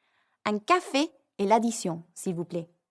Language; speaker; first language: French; non-native, fluent; English